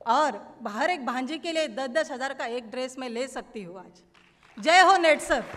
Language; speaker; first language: Hindi; non-native, local second language; Marathi